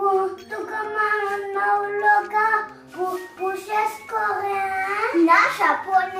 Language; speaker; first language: French; non-native, learner; Malagasy